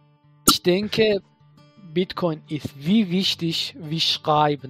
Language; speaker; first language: German; non-native, fluent; Persian